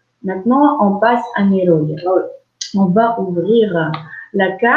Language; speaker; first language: French; non-native, fluent; Russian